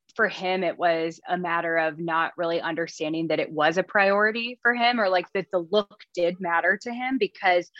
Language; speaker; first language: English; native; English